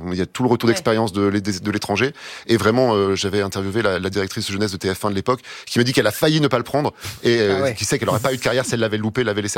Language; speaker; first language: French; native; French